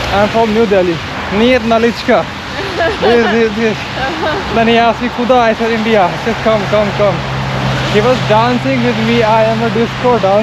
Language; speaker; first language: English; non-native, fluent; Hindi